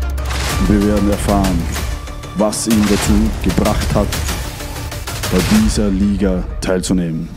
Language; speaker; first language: German; native; German